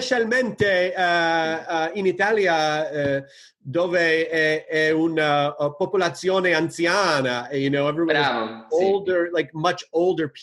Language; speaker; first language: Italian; non-native, learner; English